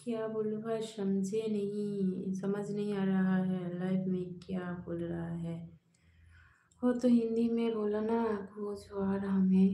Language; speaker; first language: Hindi; non-native, local second language; Bangla